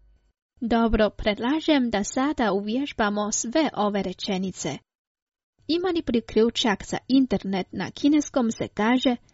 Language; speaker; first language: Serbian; non-native, fluent; Chinese